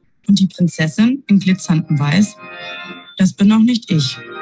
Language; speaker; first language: German; native; German